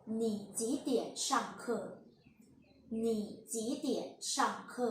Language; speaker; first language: Chinese; non-native, fluent; Thai